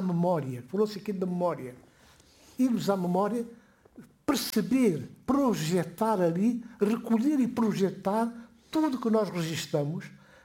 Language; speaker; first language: Portuguese; non-native, fluent; Upper Guinea Crioulo